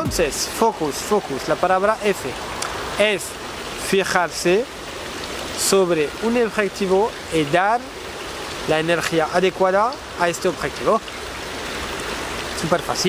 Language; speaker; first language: Spanish; non-native, fluent; French